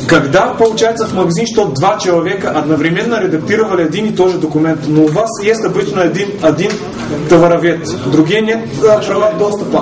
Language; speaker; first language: Russian; non-native, fluent; Bulgarian